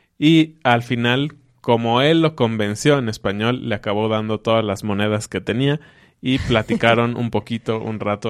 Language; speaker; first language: Spanish; native; Spanish